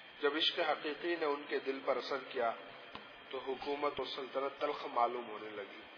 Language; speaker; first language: Urdu; non-native, local second language; Pashto